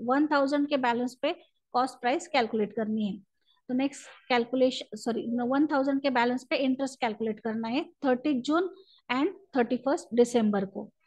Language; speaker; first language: Hindi; non-native, local second language; Marathi